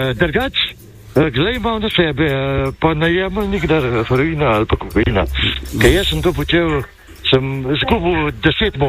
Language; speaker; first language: Slovenian; native; Slovenian